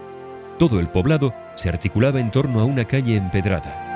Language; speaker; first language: Spanish; native; Spanish